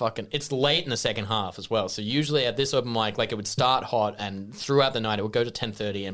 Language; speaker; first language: English; native; English